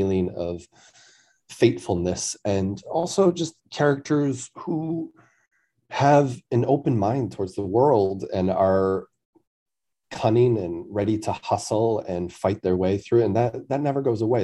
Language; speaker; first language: English; native; English